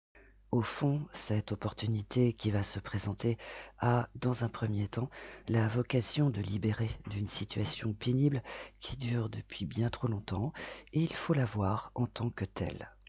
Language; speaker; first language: French; native; French